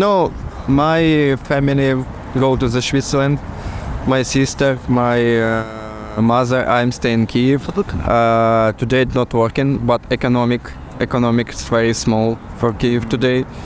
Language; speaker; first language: English; non-native, learner; Ukrainian